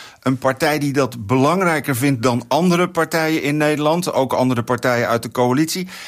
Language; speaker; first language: Dutch; native; Dutch